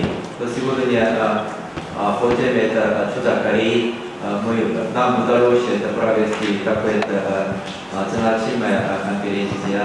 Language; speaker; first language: Russian; non-native, learner; Korean